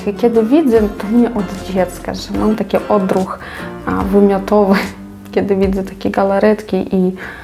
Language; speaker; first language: Polish; non-native, fluent; Ukrainian